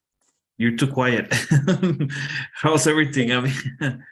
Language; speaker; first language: English; non-native, fluent; Spanish